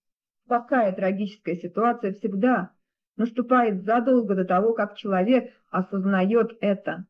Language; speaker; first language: Russian; native; Russian